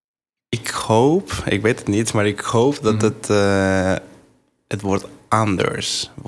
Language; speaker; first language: Dutch; non-native, fluent; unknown